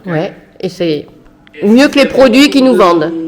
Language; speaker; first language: French; native; French